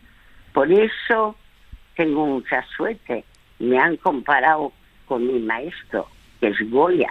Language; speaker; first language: Spanish; early bilingual, other home language; French